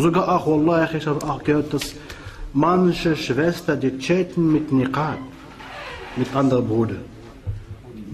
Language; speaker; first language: German; non-native, fluent; Arabic